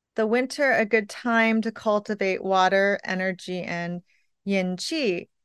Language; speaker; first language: English; native; English